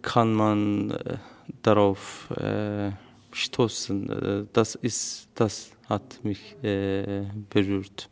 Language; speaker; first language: German; non-native, learner; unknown